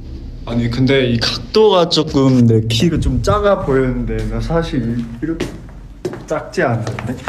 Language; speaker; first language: Korean; non-native, fluent; Chinese